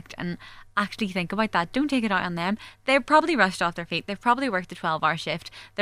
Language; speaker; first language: English; native; English